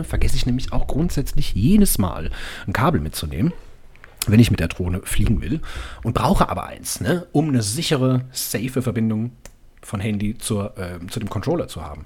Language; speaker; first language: German; native; German